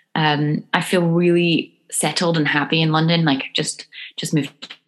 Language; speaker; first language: English; native; English